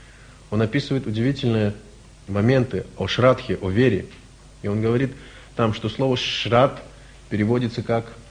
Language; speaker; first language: Russian; native; Russian